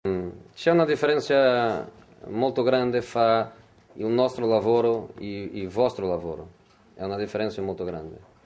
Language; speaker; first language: Italian; non-native, fluent; Portuguese